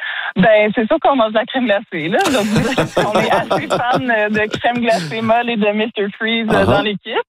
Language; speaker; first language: French; native; French